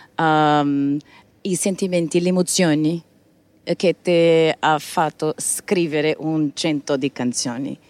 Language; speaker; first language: Italian; non-native, learner; Portuguese